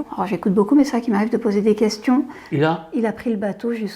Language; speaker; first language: French; native; French